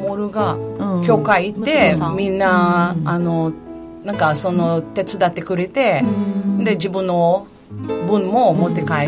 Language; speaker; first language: Japanese; non-native, fluent; Filipino